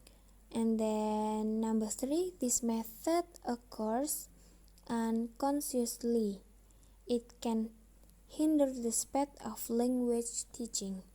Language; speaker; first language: English; non-native, learner; Indonesian